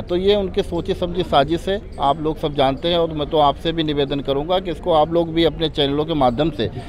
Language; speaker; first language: Hindi; native; Hindi